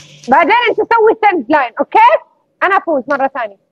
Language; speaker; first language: Arabic; native; Arabic